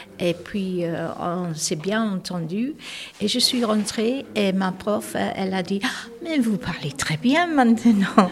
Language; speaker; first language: French; non-native, fluent; English